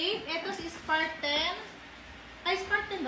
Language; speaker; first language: Filipino; native; Filipino